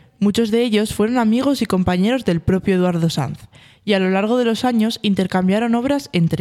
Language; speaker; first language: Spanish; native; Spanish